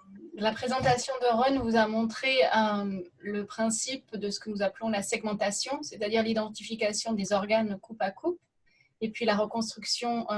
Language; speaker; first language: French; native; French